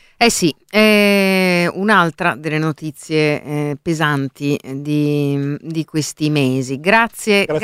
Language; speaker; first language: Italian; native; Italian